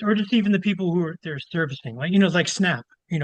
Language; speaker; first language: English; native; English